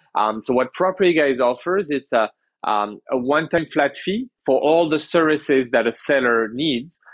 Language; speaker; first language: English; early bilingual, other home language; French